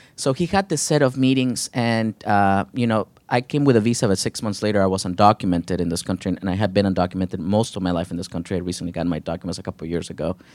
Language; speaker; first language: English; early bilingual, other home language; Spanish